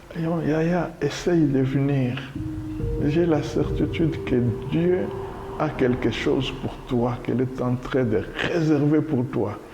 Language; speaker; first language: French; non-native, local second language; Lingala